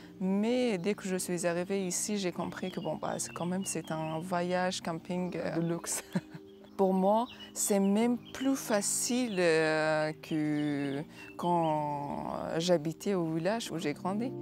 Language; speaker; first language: French; non-native, learner; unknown